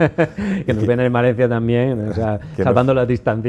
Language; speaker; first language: Spanish; native; Spanish